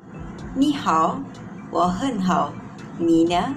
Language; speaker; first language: Chinese; non-native, learner; Malay